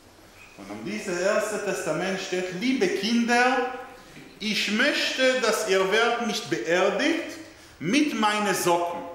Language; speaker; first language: German; non-native, learner; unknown